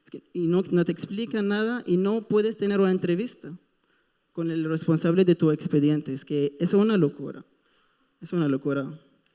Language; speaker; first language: Spanish; non-native, fluent; Arabic